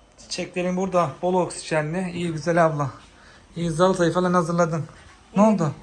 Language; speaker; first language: Turkish; native; Turkish